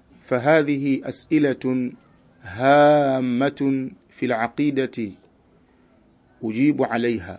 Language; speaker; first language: Arabic; non-native, fluent; Swahili